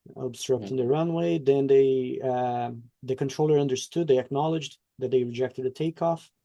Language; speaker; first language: English; non-native, fluent; Portuguese